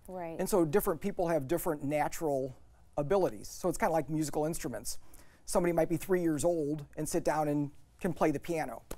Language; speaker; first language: English; native; English